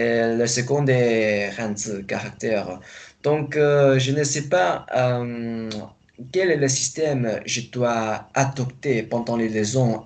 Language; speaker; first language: French; non-native, fluent; Chinese